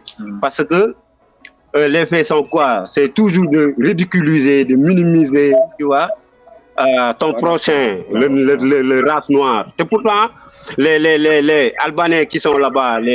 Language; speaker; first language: French; non-native, local second language; Wolof